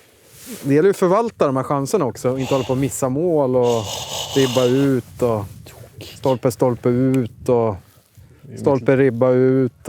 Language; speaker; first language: Swedish; native; Swedish